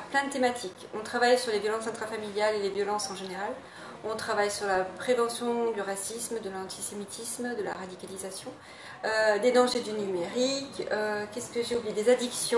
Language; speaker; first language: French; native; French